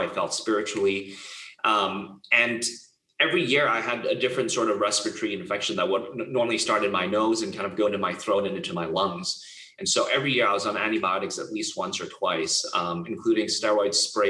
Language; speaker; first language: English; non-native, local second language; Cantonese